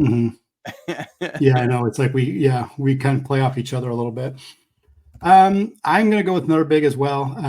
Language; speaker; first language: English; native; English